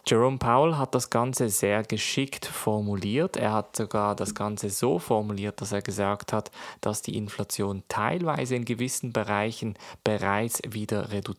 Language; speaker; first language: German; native; German